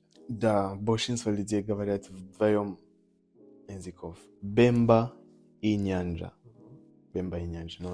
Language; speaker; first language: Russian; non-native, learner; Nyanja